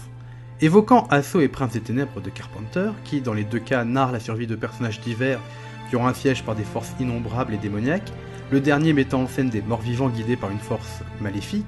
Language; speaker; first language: French; native; French